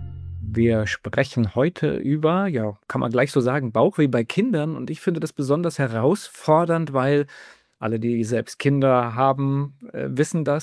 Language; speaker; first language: German; native; German